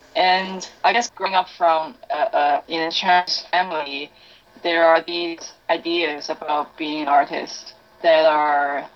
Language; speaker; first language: English; non-native, local second language; Cantonese